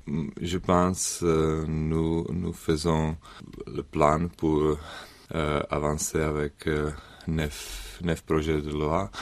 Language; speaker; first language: French; non-native, learner; Czech